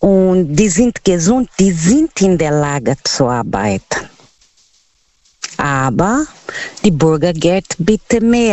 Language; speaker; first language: German; non-native, learner; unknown